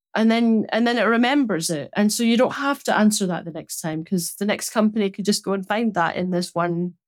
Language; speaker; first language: English; native; English